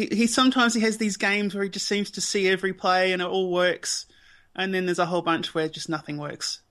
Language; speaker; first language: English; native; English